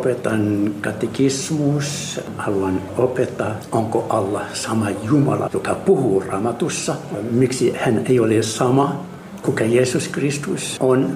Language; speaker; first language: Finnish; non-native, fluent; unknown